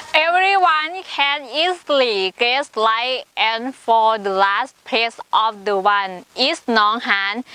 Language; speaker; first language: English; non-native, learner; Thai